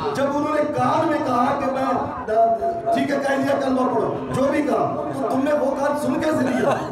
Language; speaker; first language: Urdu; non-native, local second language; Sindhi